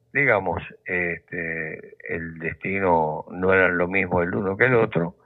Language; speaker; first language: Spanish; native; Spanish